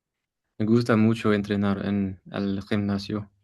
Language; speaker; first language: Spanish; non-native, learner; English